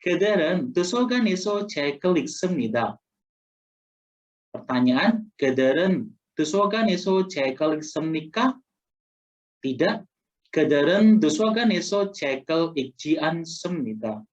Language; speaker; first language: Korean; non-native, fluent; Indonesian